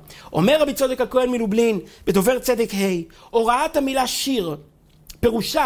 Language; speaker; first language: Hebrew; native; Hebrew